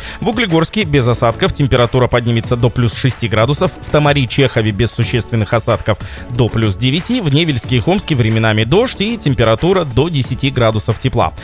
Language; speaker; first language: Russian; native; Russian